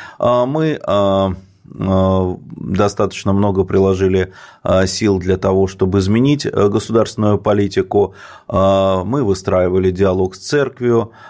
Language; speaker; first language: Russian; native; Russian